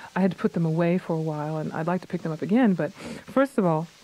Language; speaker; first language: English; native; English